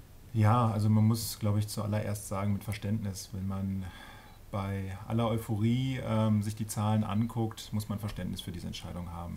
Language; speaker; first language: German; native; German